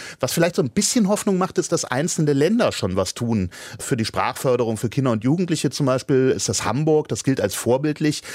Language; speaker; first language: German; native; German